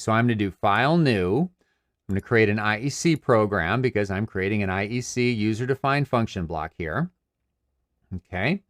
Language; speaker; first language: English; native; English